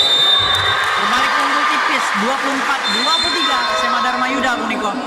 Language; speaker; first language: Indonesian; native; Indonesian